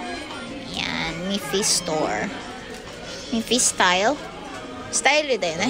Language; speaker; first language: Japanese; early bilingual, other home language; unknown